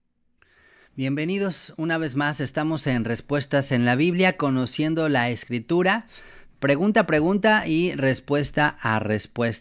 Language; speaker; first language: Spanish; native; Spanish